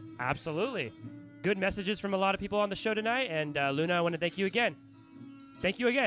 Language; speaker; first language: English; native; English